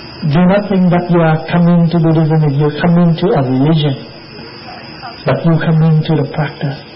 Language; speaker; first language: English; non-native, fluent; Vietnamese